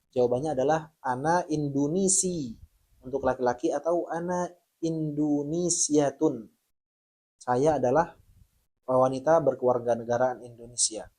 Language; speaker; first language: Indonesian; native; Indonesian